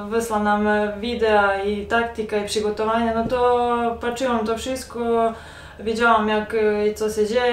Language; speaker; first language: Polish; non-native, learner; Serbian